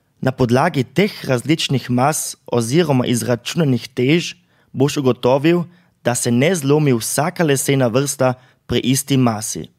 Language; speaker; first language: Slovenian; non-native, fluent; German